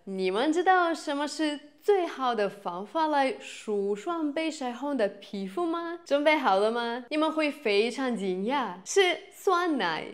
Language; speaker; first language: Chinese; non-native, fluent; Russian